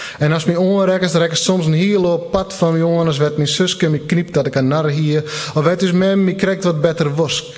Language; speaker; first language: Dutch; non-native, local second language; Western Frisian